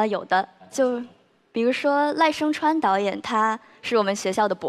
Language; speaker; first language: Chinese; native; Chinese